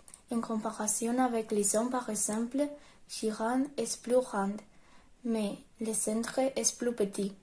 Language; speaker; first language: French; non-native, learner; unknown